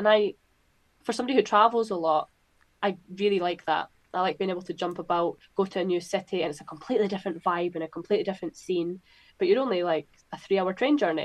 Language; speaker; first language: English; native; English